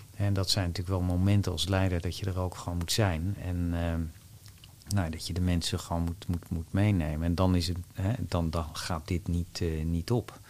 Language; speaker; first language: Dutch; native; Dutch